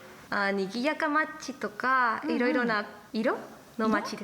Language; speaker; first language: Japanese; non-native, learner; Spanish